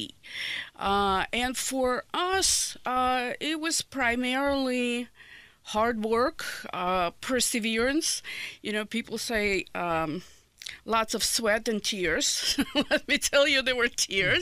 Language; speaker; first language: English; non-native, fluent; Ukrainian